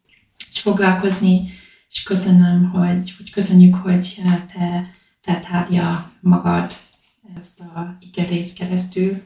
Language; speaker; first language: Hungarian; non-native, learner; English